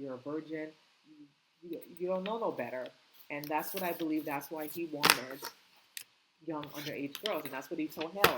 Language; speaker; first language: English; native; English